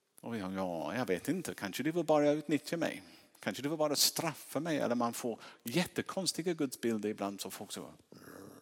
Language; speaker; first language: Swedish; non-native, fluent; English